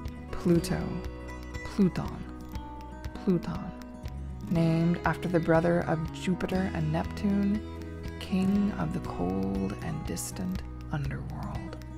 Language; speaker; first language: English; native; English